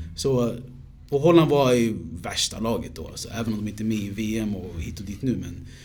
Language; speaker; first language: Swedish; early bilingual, other home language; Somali